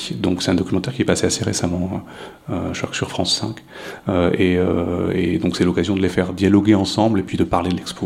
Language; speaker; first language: French; native; French